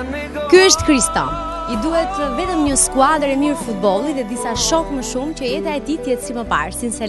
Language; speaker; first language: Albanian; native; Albanian